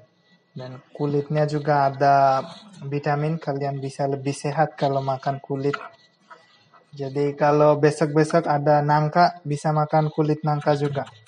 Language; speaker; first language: Indonesian; non-native, fluent; Bangla